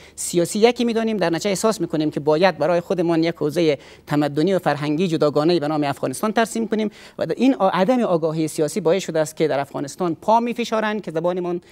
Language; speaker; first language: Persian; native; Persian